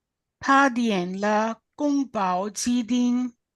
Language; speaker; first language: Chinese; non-native, learner; Greek